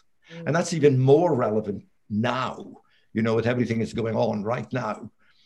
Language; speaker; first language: English; native; English